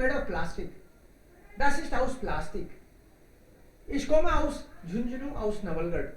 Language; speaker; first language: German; non-native, fluent; Hindi